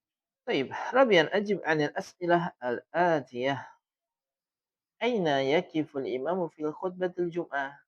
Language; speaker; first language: Arabic; non-native, fluent; Indonesian